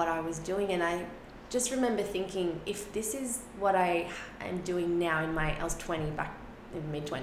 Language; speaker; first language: English; non-native, local second language; Spanish